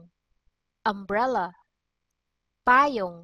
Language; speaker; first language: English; non-native, local second language; Cebuano